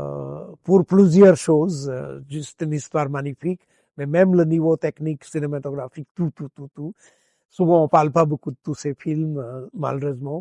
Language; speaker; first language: French; non-native, fluent; Gujarati